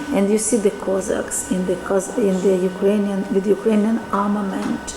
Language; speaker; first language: English; non-native, fluent; Ukrainian